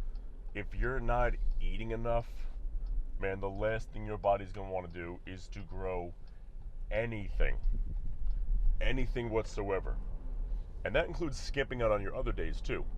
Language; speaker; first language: English; native; English